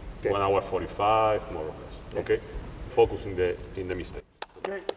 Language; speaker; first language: English; non-native, learner; Spanish